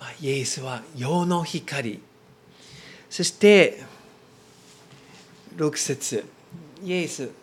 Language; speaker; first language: Japanese; non-native, learner; English